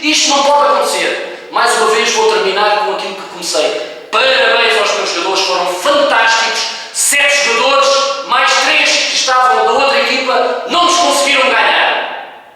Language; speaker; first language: Portuguese; native; Portuguese